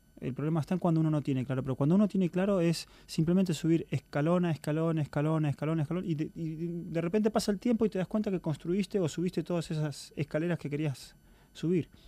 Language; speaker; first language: Spanish; native; Spanish